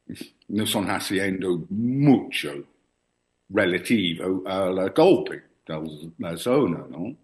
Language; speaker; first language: Spanish; non-native, learner; English